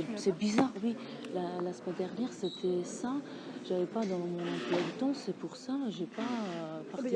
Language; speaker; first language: French; non-native, learner; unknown